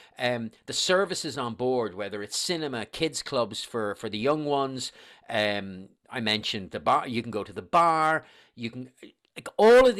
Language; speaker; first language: English; native; English